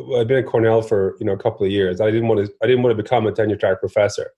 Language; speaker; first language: English; non-native, fluent; Norwegian